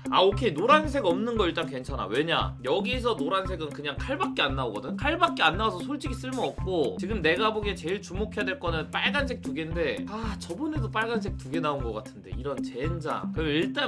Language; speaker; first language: Korean; native; Korean